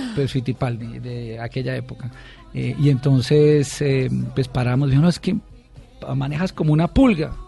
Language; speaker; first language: Spanish; native; Spanish